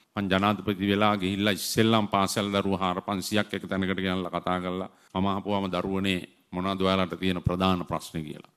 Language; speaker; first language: Sinhala; native; Sinhala